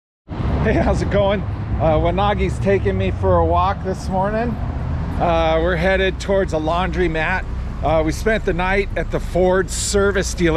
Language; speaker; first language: English; native; English